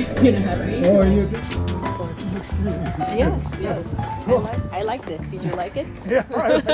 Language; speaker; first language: English; non-native, learner; Korean